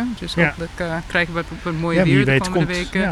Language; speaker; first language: Dutch; non-native, fluent; English